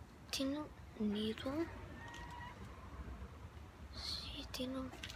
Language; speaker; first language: Spanish; early bilingual, heritage; Spanish